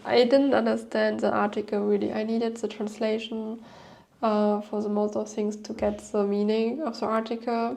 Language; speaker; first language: English; non-native, fluent; German